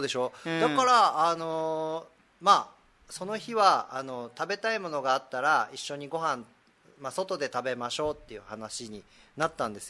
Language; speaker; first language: Japanese; native; Japanese